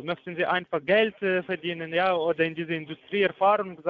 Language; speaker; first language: German; non-native, learner; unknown